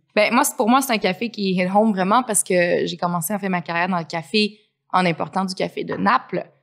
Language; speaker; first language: French; native; French